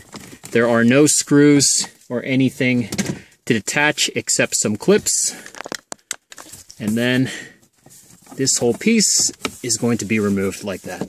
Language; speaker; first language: English; native; English